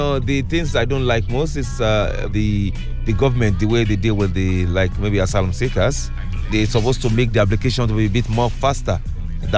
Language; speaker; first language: English; non-native, local second language; Yoruba